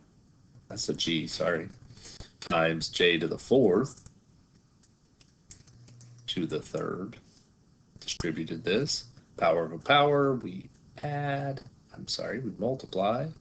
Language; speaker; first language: English; native; English